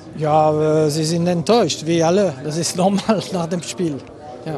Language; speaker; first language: German; non-native, fluent; French